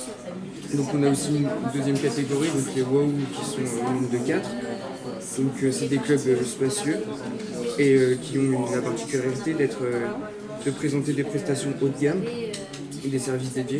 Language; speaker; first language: French; native; French